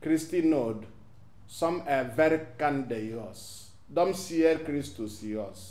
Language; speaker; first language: Swedish; non-native, fluent; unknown